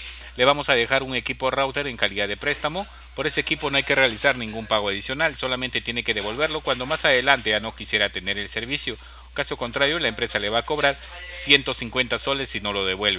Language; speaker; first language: Spanish; native; Spanish